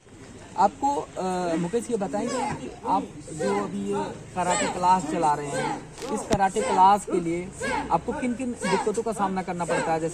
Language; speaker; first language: Hindi; native; Hindi